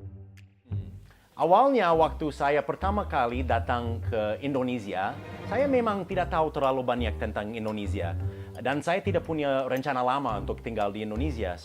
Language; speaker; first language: Indonesian; non-native, fluent; English